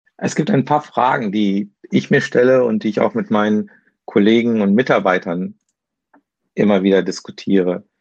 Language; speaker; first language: German; native; German